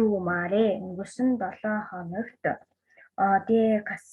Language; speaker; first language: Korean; non-native, fluent; Mongolian